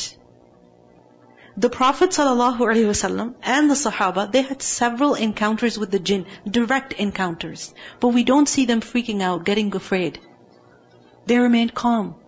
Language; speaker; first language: English; non-native, local second language; Urdu